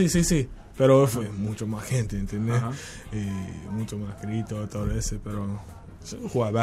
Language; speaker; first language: Spanish; non-native, learner; English